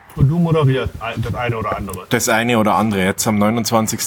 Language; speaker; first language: German; native; German